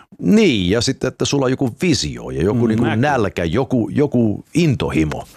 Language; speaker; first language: Finnish; early bilingual, heritage; Finnish